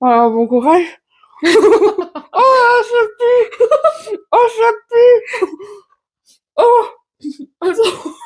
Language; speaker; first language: French; native; French